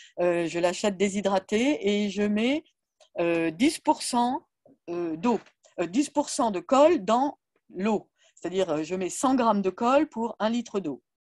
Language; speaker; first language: French; native; French